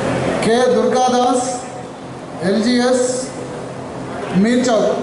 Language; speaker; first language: Telugu; native; Telugu